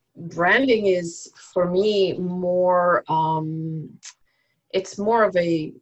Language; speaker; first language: English; native; English